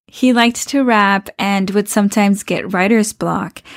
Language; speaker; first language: English; early bilingual, other home language; Spanish